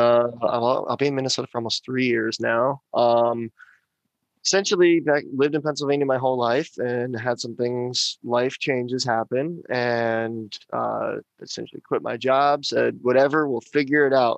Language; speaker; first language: English; native; English